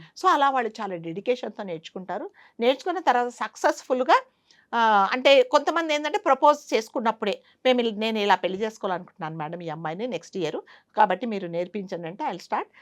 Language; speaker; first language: Telugu; native; Telugu